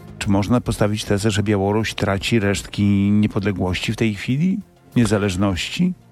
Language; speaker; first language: Polish; native; Polish